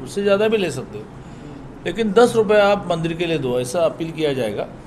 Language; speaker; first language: Hindi; non-native, local second language; Marathi